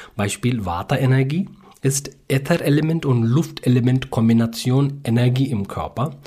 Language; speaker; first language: German; non-native, learner; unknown